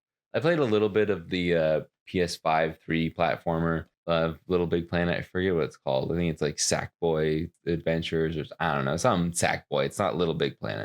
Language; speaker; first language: English; native; English